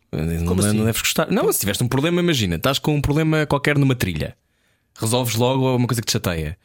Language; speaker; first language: Portuguese; native; Portuguese